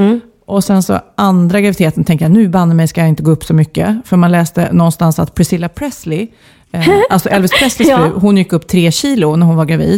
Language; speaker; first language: Swedish; native; Swedish